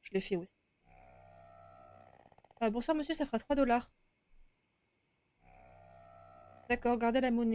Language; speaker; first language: French; native; French